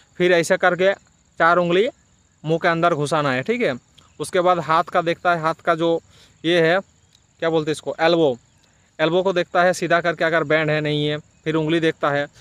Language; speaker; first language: Hindi; non-native, local second language; Bangla